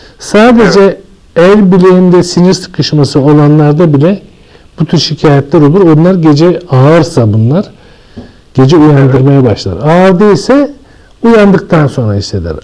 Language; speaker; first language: Turkish; native; Turkish